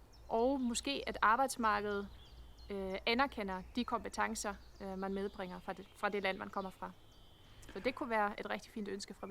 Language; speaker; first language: Danish; non-native, fluent; German